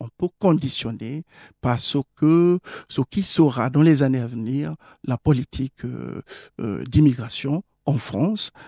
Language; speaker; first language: French; non-native, fluent; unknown